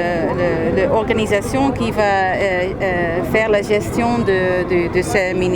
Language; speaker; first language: French; non-native, fluent; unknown